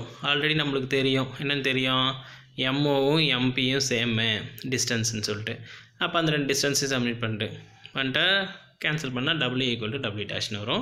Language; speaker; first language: Tamil; native; Tamil